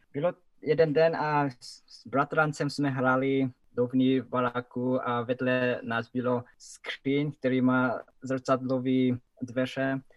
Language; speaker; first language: Czech; non-native, learner; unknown